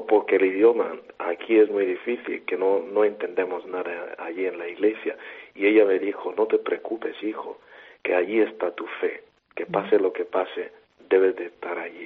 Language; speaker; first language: Spanish; non-native, fluent; Igbo